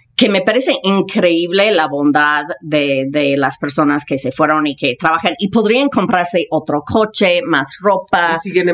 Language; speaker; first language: Spanish; non-native, fluent; English